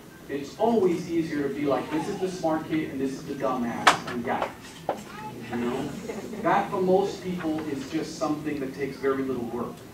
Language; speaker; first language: English; early bilingual, other home language; Spanish